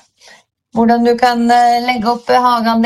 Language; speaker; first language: Norwegian; native; Norwegian